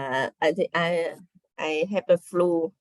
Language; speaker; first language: English; non-native, learner; Vietnamese